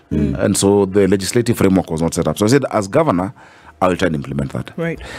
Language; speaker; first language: English; non-native, local second language; Swahili